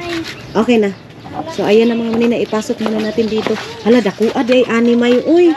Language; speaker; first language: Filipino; non-native, local second language; Cebuano